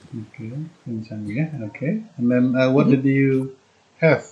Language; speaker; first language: English; non-native, fluent; Indonesian